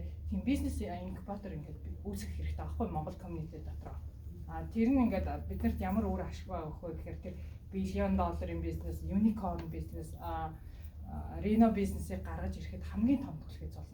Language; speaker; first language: Mongolian; native; Mongolian